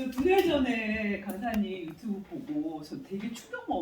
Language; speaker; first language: Korean; native; Korean